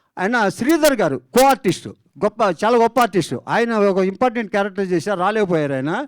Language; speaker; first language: Telugu; native; Telugu